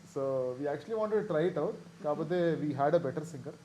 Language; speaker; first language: Telugu; native; Telugu